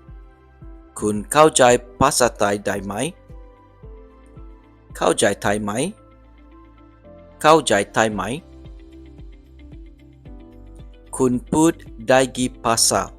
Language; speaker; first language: Thai; non-native, learner; English